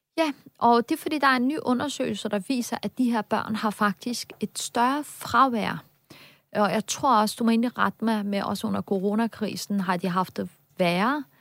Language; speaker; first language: Danish; early bilingual, other home language; Turkish